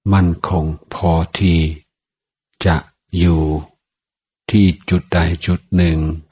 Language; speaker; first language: Thai; non-native, fluent; English